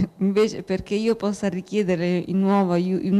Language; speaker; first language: Italian; native; Italian